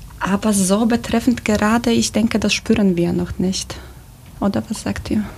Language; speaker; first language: German; non-native, fluent; Polish